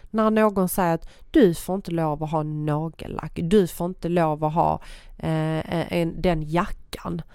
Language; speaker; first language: Swedish; early bilingual, other home language; Persian